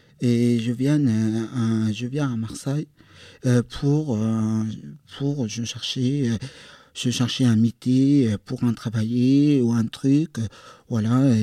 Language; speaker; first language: French; non-native, learner; Arabic